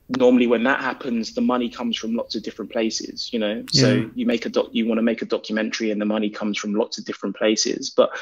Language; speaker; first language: English; native; English